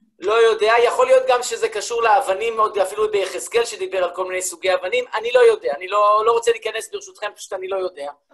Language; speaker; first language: Hebrew; early bilingual, other home language; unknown